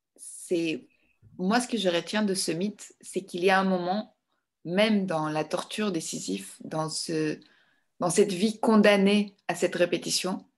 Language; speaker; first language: French; non-native, fluent; Greek